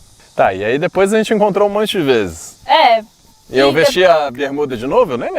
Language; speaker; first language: Portuguese; native; Portuguese